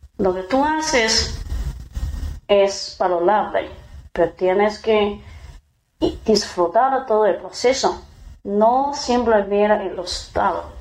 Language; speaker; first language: Spanish; non-native, fluent; Chinese